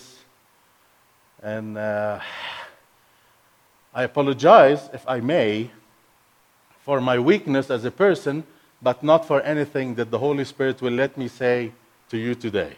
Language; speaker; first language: English; non-native, fluent; Arabic